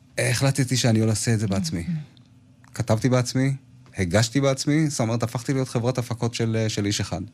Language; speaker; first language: Hebrew; early bilingual, other home language; Amharic